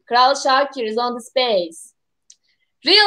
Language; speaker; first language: English; non-native, fluent; Turkish